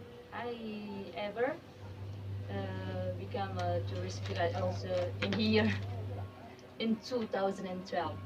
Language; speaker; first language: English; non-native, learner; Indonesian